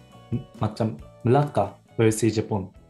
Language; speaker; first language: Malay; non-native, learner; Japanese